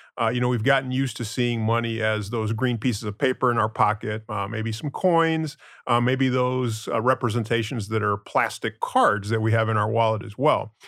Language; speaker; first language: English; non-native, fluent; Spanish